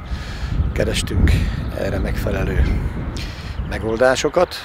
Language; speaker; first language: Hungarian; native; Hungarian